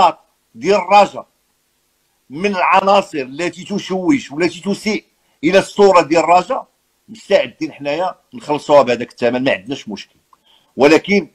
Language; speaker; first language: Arabic; native; Arabic